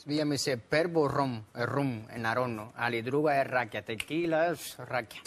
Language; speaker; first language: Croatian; non-native, learner; Spanish